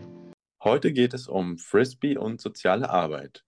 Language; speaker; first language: German; native; German